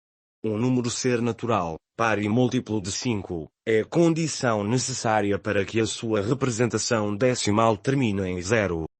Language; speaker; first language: Portuguese; native; Portuguese